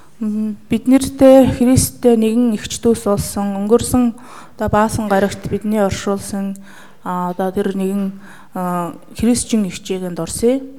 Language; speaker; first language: Mongolian; native; Mongolian